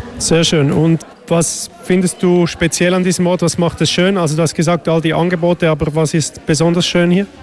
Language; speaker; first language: German; native; German